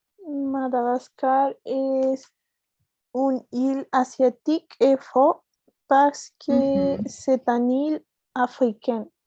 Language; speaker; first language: French; non-native, learner; Spanish